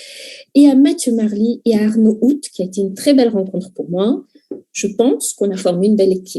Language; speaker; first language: French; native; French